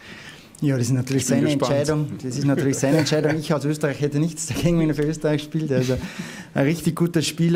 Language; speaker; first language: German; native; German